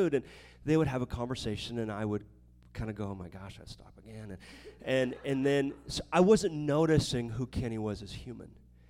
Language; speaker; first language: English; native; English